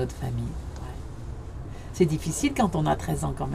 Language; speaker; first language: French; native; French